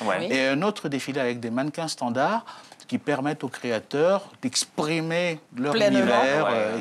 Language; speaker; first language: French; native; French